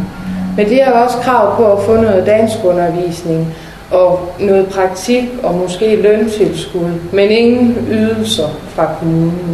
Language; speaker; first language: Danish; native; Danish